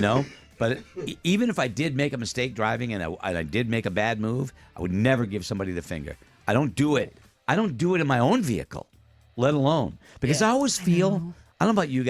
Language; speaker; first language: English; native; English